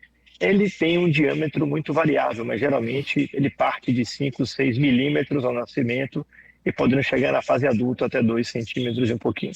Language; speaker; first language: Portuguese; native; Portuguese